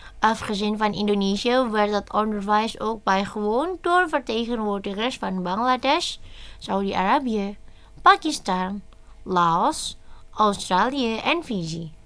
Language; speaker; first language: Dutch; non-native, fluent; Indonesian